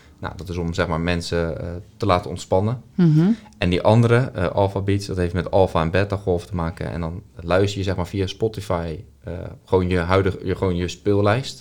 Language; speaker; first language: Dutch; native; Dutch